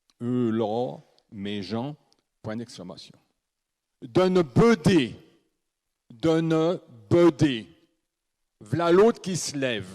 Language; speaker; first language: French; native; French